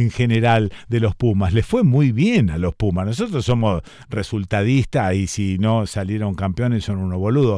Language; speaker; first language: Spanish; native; Spanish